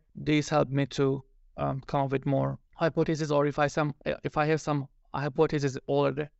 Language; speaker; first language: English; non-native, fluent; Turkish